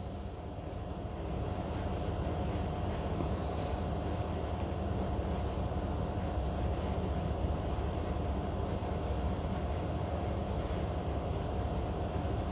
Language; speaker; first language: English; non-native, local second language; Hindi